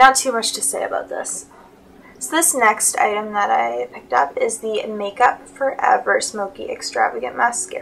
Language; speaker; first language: English; native; English